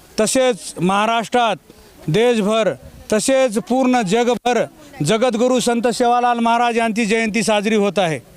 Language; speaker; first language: Marathi; non-native, local second language; Lambadi